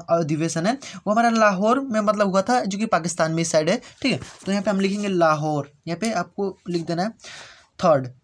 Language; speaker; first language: Hindi; native; Hindi